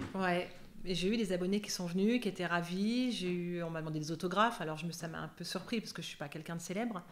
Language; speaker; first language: French; native; French